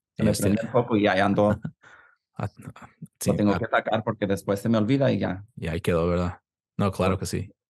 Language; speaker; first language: Spanish; early bilingual, heritage; Spanish